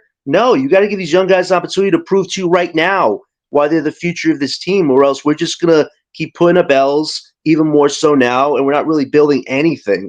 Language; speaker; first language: English; native; English